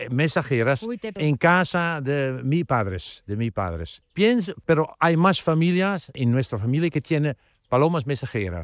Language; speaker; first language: Spanish; non-native, learner; Dutch